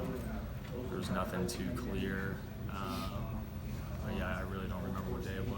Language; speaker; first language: English; native; English